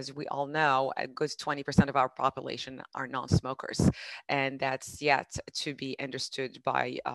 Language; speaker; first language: English; non-native, fluent; Arabic